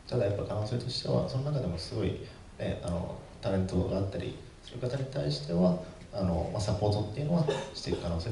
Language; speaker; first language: Japanese; native; Japanese